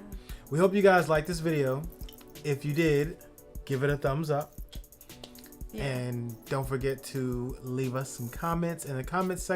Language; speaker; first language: English; native; English